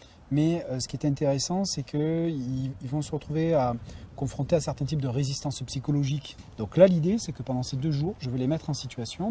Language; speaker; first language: French; native; French